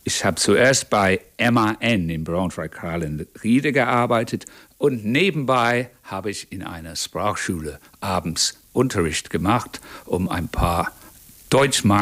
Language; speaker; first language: German; non-native, fluent; English